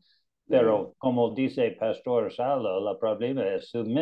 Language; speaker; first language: Spanish; non-native, learner; English